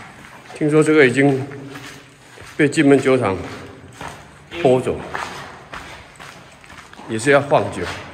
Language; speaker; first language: Chinese; native; Chinese